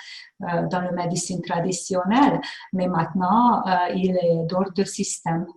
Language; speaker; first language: French; non-native, fluent; Hungarian